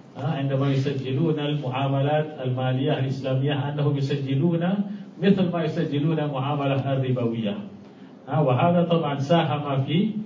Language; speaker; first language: Arabic; non-native, fluent; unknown